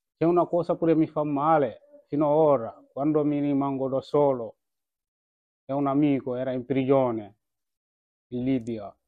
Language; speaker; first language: Italian; non-native, learner; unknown